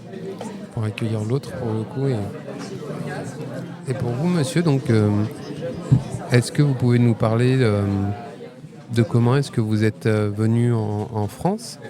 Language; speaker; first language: French; native; French